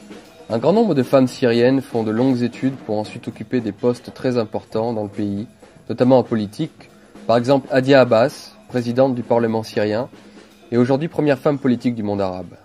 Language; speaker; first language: French; native; French